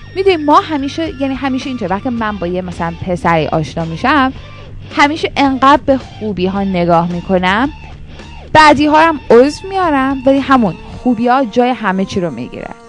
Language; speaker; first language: Persian; early bilingual, heritage; Persian